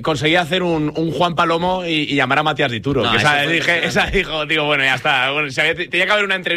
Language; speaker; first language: Spanish; native; Spanish